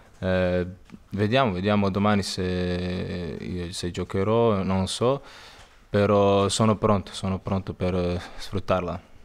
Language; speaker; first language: Italian; non-native, learner; Croatian